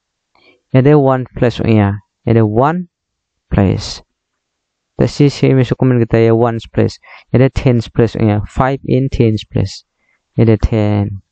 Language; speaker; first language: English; non-native, local second language; Garo